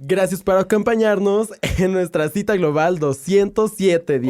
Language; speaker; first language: Spanish; native; Spanish